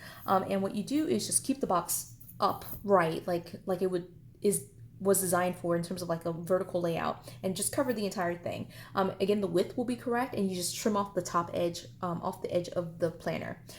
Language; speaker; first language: English; native; English